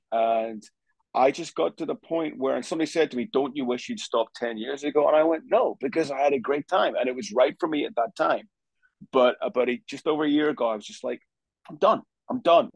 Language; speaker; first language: English; native; English